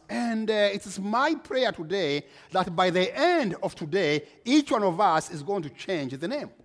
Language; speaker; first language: English; non-native, local second language; Kinyarwanda